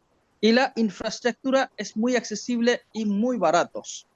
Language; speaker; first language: Spanish; non-native, learner; Bangla